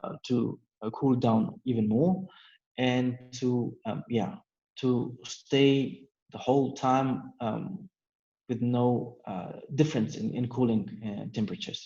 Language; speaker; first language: English; non-native, fluent; German